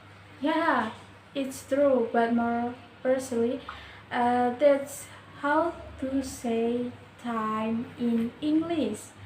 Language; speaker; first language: English; non-native, learner; Indonesian